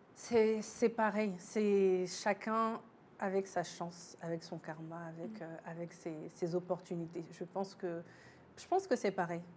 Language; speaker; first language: French; native; French